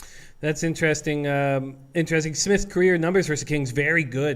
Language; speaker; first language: English; native; English